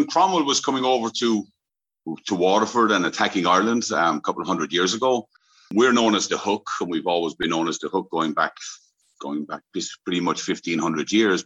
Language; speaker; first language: English; native; English